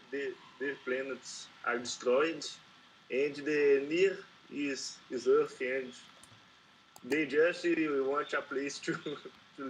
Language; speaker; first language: English; non-native, learner; Portuguese